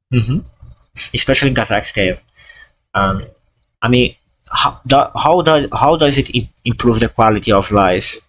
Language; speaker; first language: English; non-native, fluent; Portuguese